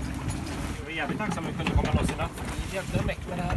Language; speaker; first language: Swedish; native; Swedish